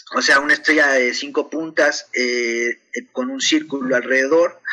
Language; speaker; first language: Spanish; native; Spanish